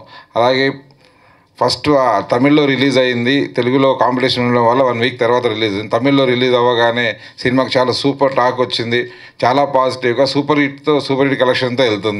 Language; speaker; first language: Telugu; native; Telugu